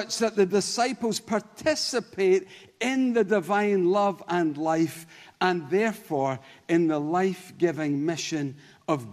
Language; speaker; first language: English; native; English